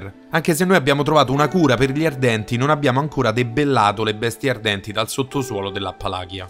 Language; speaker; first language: Italian; native; Italian